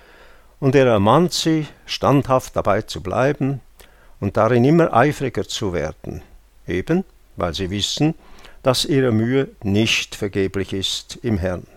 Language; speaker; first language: German; native; German